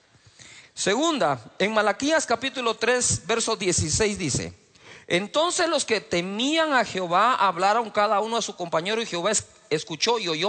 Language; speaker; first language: Spanish; native; Spanish